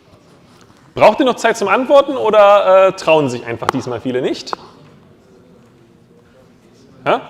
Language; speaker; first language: German; native; German